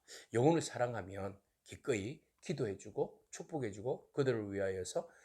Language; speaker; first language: Korean; native; Korean